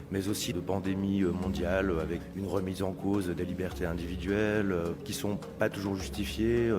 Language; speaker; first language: French; native; French